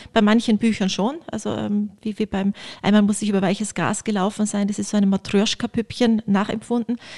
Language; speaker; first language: German; early bilingual, other home language; Polish